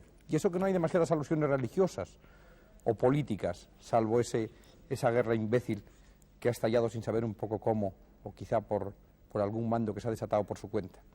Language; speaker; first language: Spanish; native; Spanish